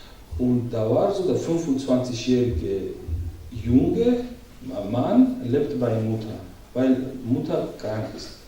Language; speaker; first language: German; non-native, learner; Georgian